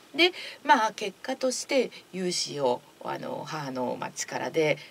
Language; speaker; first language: Japanese; native; Japanese